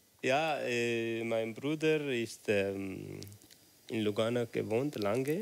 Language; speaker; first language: German; non-native, learner; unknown